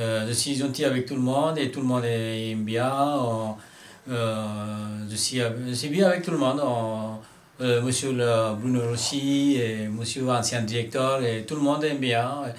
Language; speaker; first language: French; non-native, learner; Bangla